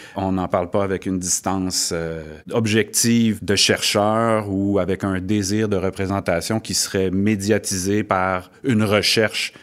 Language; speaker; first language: French; native; French